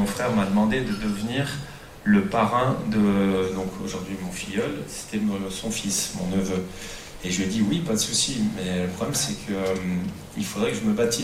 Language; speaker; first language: French; native; French